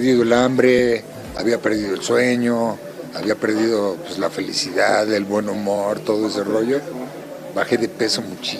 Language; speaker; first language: Spanish; native; Spanish